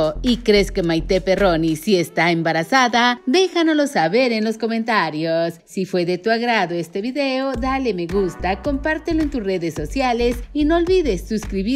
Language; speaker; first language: Spanish; native; Spanish